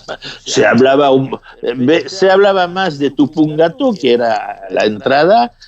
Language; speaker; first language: Spanish; non-native, fluent; French